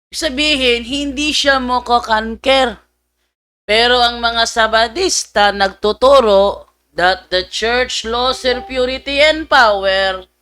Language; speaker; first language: Filipino; non-native, local second language; Cebuano